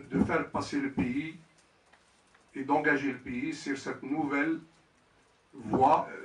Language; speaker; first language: French; non-native, local second language; Arabic